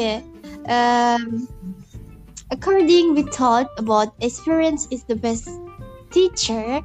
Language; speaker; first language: English; non-native, learner; Indonesian